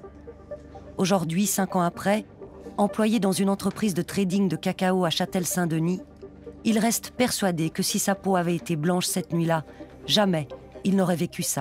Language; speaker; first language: French; native; French